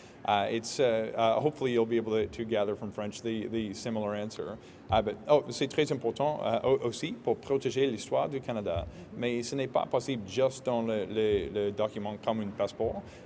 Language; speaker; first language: French; non-native, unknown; English